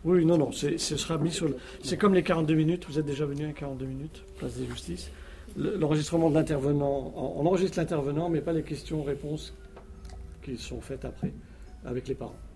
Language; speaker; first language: French; native; French